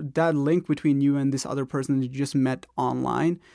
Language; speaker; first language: English; non-native, local second language; Telugu